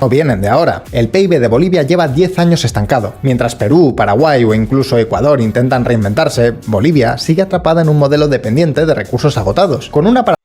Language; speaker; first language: Spanish; native; Spanish